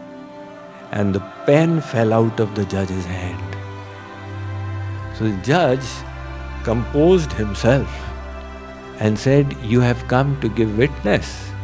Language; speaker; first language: English; non-native, local second language; Hindi